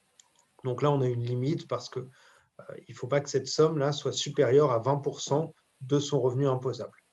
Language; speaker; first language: French; native; French